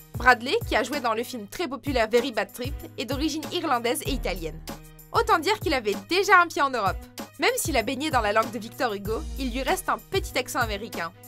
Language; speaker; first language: French; native; French